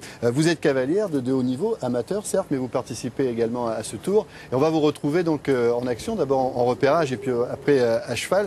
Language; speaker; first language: French; native; French